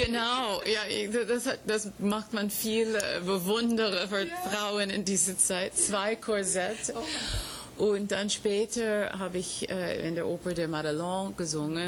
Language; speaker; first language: German; non-native, fluent; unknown